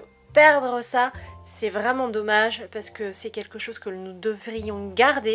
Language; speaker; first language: French; native; French